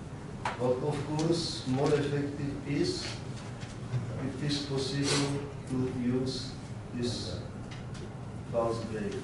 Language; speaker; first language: English; non-native, learner; Czech